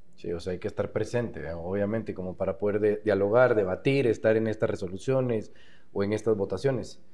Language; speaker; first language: Spanish; native; Spanish